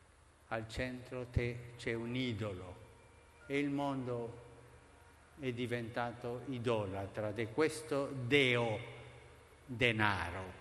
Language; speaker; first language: Italian; non-native, fluent; Spanish